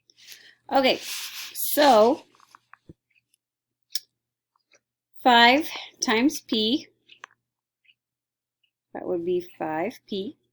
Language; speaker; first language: English; native; English